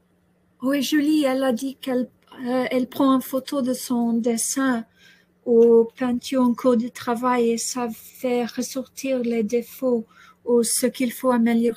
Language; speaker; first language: French; non-native, learner; English